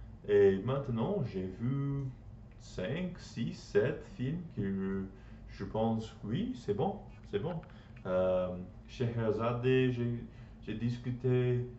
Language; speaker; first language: French; non-native, learner; English